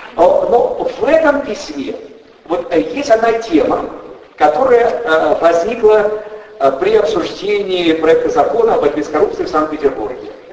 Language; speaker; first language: Russian; native; Russian